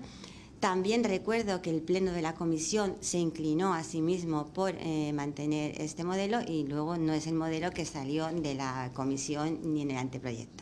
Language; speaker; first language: Spanish; native; Spanish